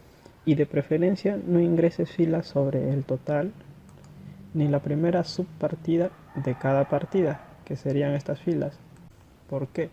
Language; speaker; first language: Spanish; native; Spanish